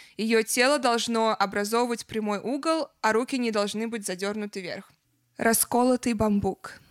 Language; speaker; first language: Russian; native; Russian